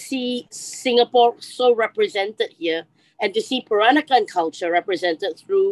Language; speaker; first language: English; native; English